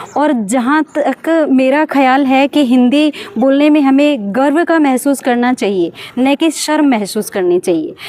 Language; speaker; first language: Hindi; native; Hindi